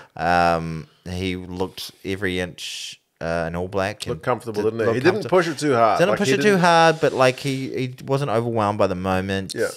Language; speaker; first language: English; native; English